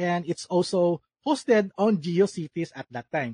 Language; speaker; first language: English; non-native, local second language; Filipino